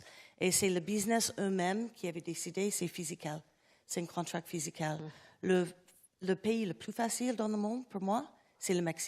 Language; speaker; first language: French; non-native, learner; English